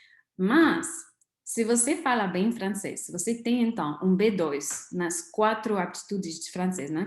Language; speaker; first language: Portuguese; non-native, fluent; French